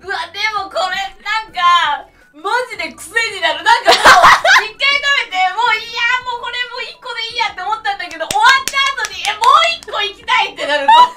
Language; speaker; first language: Japanese; native; Japanese